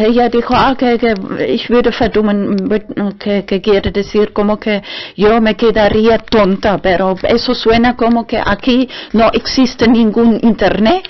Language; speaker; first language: Spanish; non-native, learner; German